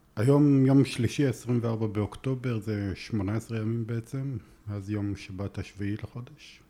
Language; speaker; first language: Hebrew; native; Hebrew